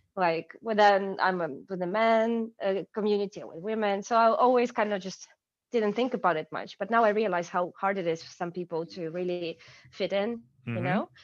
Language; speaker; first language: English; non-native, fluent; Ukrainian